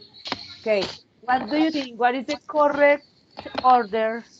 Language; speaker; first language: English; non-native, fluent; Spanish